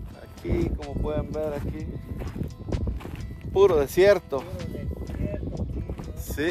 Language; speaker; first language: Spanish; native; Spanish